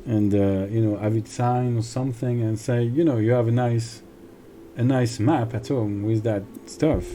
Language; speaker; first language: English; non-native, fluent; French